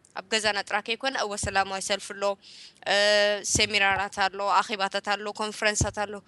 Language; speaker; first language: Tigrinya; early bilingual, heritage; Tigrinya